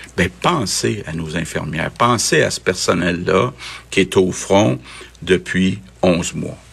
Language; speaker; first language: French; native; French